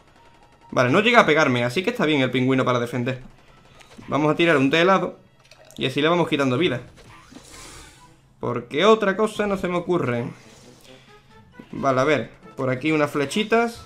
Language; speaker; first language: Spanish; native; Spanish